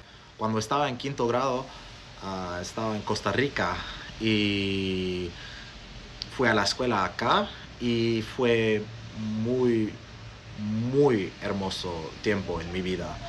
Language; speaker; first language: Spanish; non-native, fluent; English